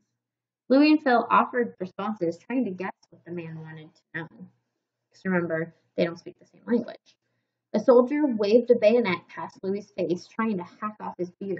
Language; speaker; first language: English; native; English